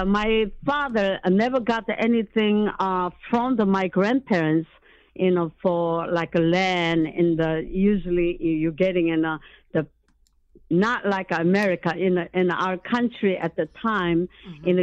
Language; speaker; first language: English; non-native, learner; Korean